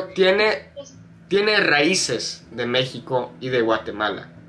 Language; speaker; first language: Spanish; non-native, fluent; English